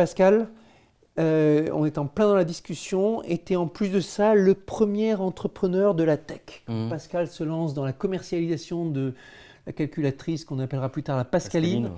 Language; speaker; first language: French; native; French